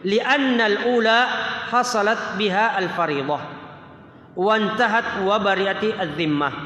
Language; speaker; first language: Arabic; non-native, fluent; Indonesian